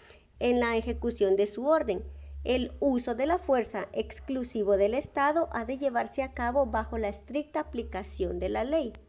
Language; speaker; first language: Spanish; native; Spanish